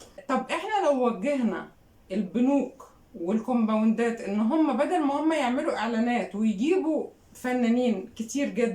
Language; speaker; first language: Arabic; native; Arabic